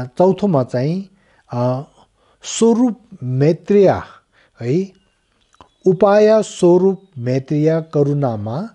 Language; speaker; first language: Nepali; non-native, local second language; Tibetan